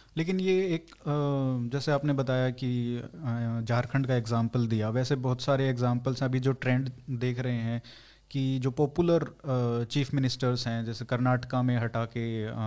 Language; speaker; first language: Hindi; native; Hindi